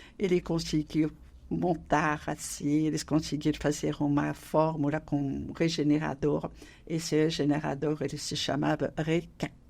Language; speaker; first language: Portuguese; non-native, fluent; French